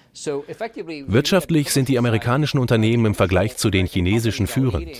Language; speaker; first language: German; non-native, fluent; French